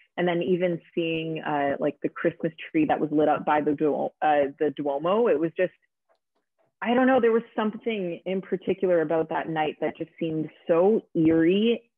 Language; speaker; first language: English; native; English